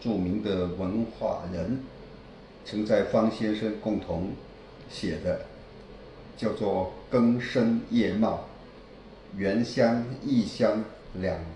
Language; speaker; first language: Chinese; native; Chinese